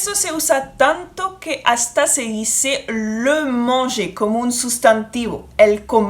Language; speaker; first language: Spanish; non-native, fluent; French